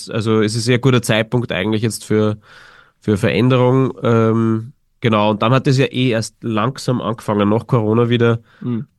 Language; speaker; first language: German; native; German